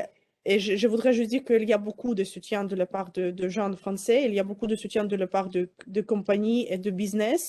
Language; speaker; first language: French; non-native, fluent; Ukrainian